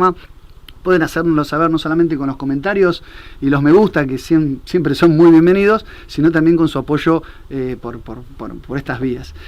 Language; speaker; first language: Spanish; native; Spanish